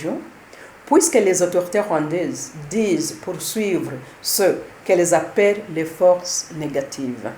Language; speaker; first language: French; non-native, local second language; Kinyarwanda